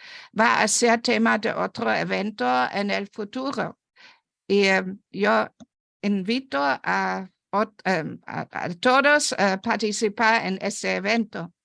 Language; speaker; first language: Spanish; non-native, fluent; German